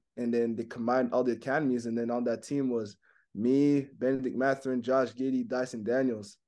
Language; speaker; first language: English; non-native, fluent; French